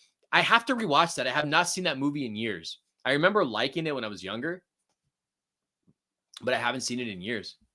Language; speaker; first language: English; native; English